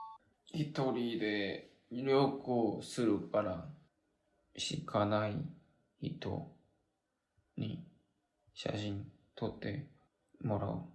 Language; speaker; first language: Japanese; non-native, learner; Korean